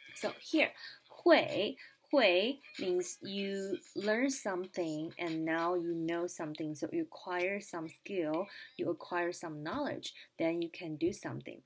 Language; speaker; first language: English; non-native, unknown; Chinese